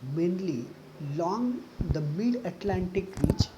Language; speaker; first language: English; non-native, local second language; Marathi